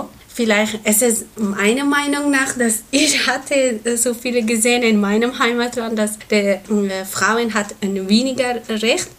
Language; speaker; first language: German; non-native, learner; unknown